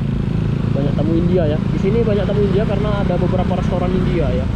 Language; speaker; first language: Indonesian; native; Indonesian